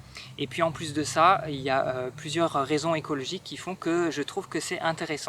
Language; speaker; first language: French; native; French